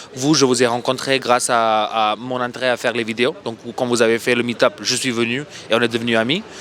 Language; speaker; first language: French; non-native, fluent; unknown